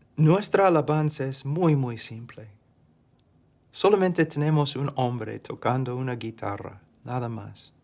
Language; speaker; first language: Spanish; non-native, fluent; English